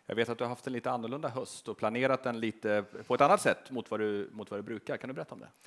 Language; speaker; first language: Swedish; native; Swedish